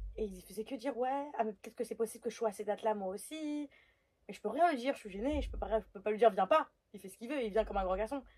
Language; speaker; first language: French; early bilingual, other home language; Spanish